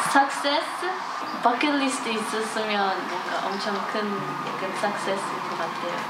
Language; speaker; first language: Korean; non-native, fluent; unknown